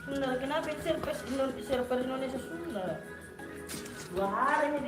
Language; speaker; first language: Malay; non-native, local second language; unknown